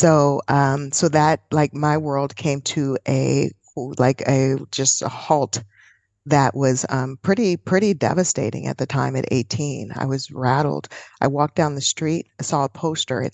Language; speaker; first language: English; native; English